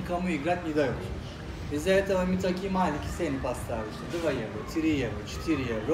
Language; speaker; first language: Russian; non-native, learner; Turkish